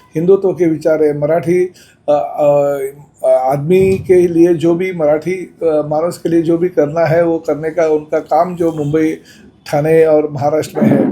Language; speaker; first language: Hindi; non-native, local second language; Marathi